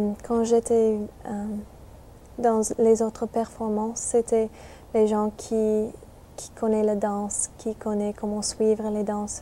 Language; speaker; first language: French; non-native, fluent; English